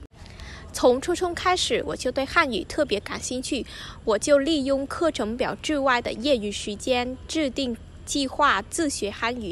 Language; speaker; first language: Chinese; non-native, fluent; Vietnamese